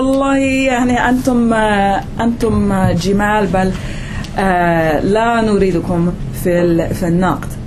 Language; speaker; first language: Arabic; non-native, fluent; English